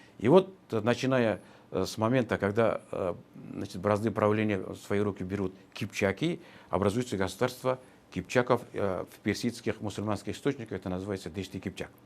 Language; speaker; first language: Russian; non-native, local second language; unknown